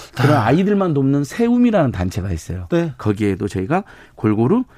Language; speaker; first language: Korean; native; Korean